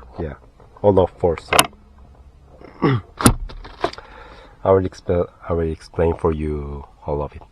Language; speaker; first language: English; non-native, learner; Korean